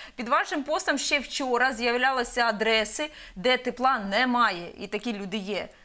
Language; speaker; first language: Ukrainian; native; Ukrainian